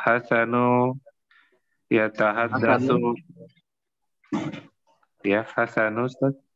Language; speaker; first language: Arabic; non-native, learner; Indonesian